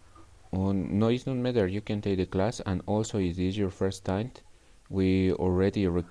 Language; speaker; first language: English; non-native, fluent; Spanish